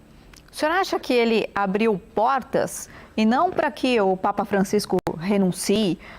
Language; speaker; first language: Portuguese; native; Portuguese